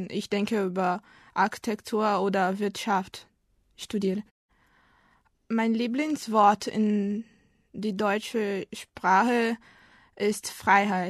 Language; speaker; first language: German; non-native, learner; Portuguese